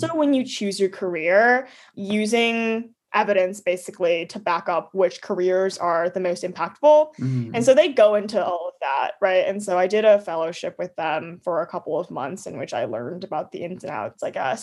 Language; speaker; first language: English; native; English